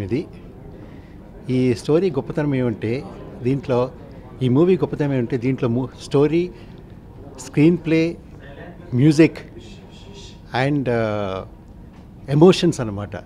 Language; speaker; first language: Telugu; native; Telugu